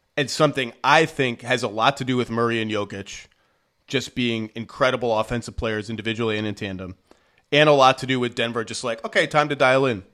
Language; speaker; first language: English; native; English